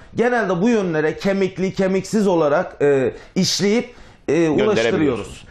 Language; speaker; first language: Turkish; native; Turkish